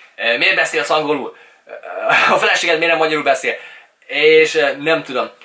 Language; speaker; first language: Hungarian; early bilingual, other home language; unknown